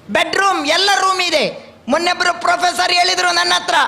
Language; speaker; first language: Kannada; non-native, local second language; Tulu